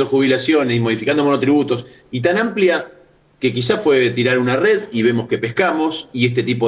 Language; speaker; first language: Spanish; native; Spanish